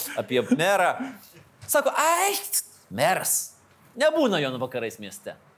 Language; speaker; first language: Lithuanian; native; Lithuanian